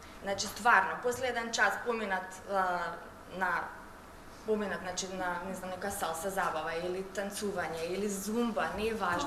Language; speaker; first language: Macedonian; native; Macedonian